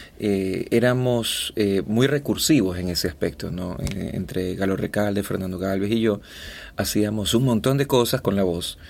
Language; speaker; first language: Spanish; native; Spanish